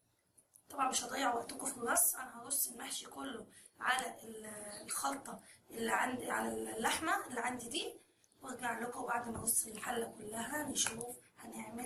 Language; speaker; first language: Arabic; native; Arabic